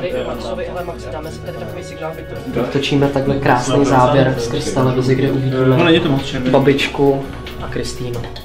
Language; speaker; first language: Czech; native; Czech